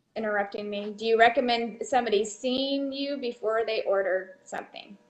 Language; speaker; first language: English; native; English